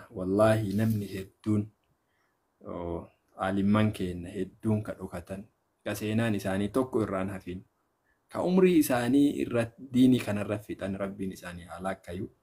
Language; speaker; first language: Oromo; native; Oromo